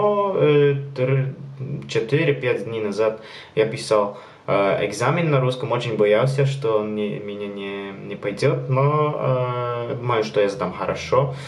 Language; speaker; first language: Russian; non-native, learner; Polish